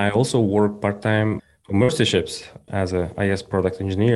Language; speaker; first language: English; non-native, fluent; Kazakh